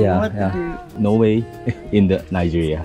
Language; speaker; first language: English; non-native, learner; Korean